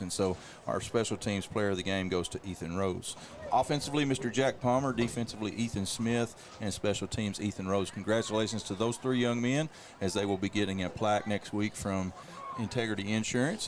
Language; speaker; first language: English; native; English